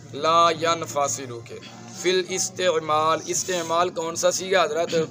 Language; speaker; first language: Urdu; non-native, local second language; Punjabi